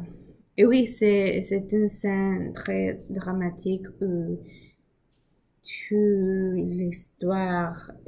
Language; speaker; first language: French; non-native, learner; English